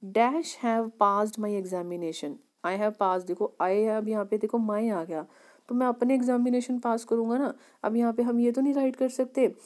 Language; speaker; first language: Hindi; native; Hindi